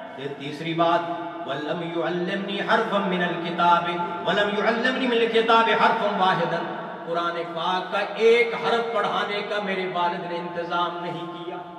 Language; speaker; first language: Urdu; non-native, local second language; Punjabi